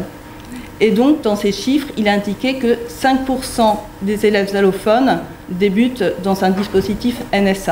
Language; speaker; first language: French; native; French